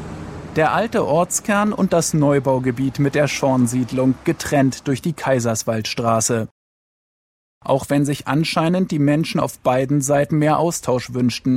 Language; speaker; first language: German; native; German